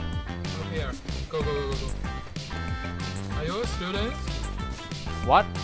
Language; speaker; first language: English; non-native, learner; Chinese